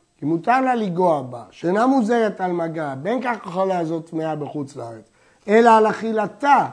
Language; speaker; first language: Hebrew; native; Hebrew